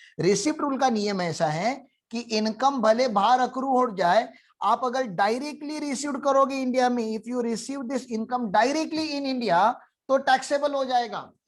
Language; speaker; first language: Hindi; non-native, local second language; Marathi